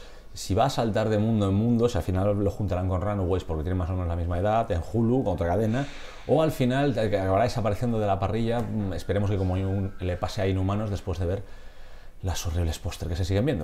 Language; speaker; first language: Spanish; native; Spanish